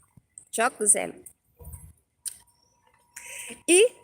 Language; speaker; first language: Turkish; non-native, learner; Portuguese